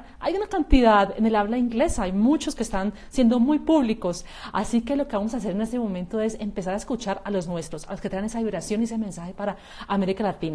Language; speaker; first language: Spanish; native; Spanish